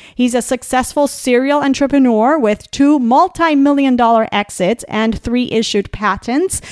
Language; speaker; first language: English; non-native, fluent; Spanish